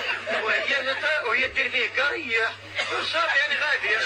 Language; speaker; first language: Arabic; native; Arabic